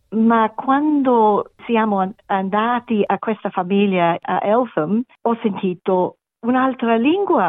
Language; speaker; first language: Italian; non-native, learner; German